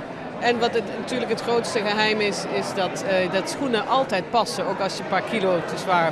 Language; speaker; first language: Dutch; native; Dutch